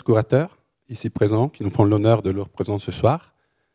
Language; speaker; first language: French; native; French